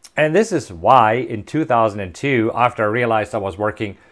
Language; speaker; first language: English; non-native, fluent; German